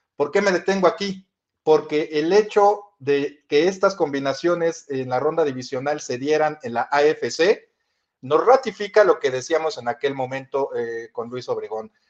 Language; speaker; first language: Spanish; native; Spanish